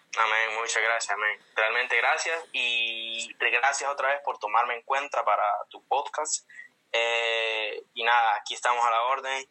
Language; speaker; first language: Spanish; native; Spanish